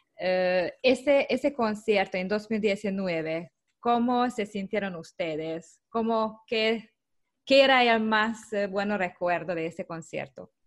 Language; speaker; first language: Spanish; non-native, learner; Hungarian